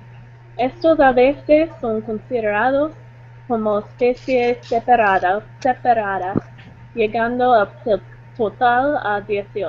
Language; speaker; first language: Spanish; non-native, learner; English